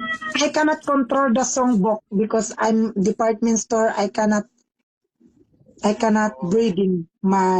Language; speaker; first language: English; non-native, learner; Filipino